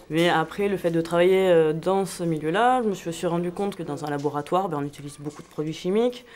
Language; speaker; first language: French; native; French